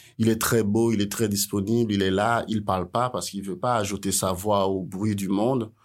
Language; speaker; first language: French; non-native, local second language; Haitian Creole